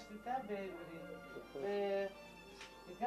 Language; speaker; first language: Hebrew; non-native, learner; Georgian